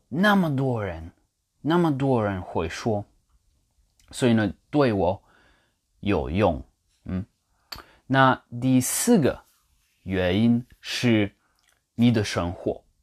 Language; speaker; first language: Chinese; non-native, learner; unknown